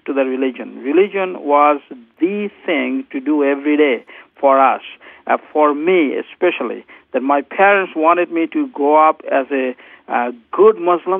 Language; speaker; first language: English; non-native, local second language; Bangla